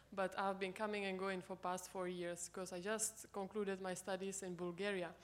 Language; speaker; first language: English; non-native, fluent; Czech